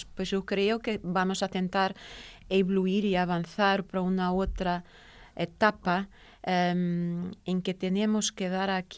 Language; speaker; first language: Spanish; non-native, fluent; Portuguese